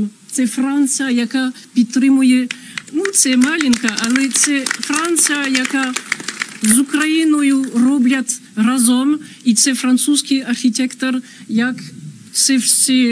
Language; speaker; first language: Ukrainian; non-native, fluent; French